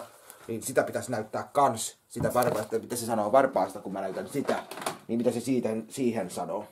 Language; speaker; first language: Finnish; native; Finnish